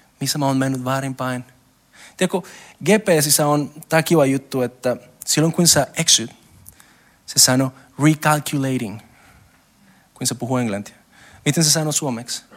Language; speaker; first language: Finnish; non-native, learner; Spanish